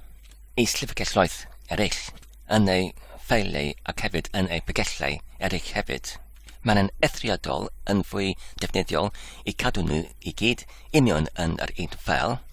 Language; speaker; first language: Welsh; non-native, fluent; English